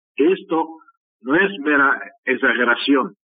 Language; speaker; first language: Spanish; non-native, fluent; Russian